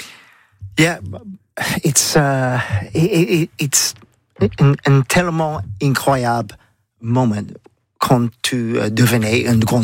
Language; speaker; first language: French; non-native, learner; English